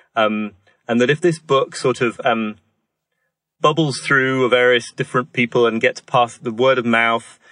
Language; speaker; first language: English; native; English